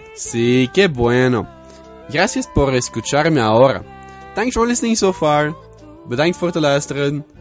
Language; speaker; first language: Spanish; non-native, learner; Dutch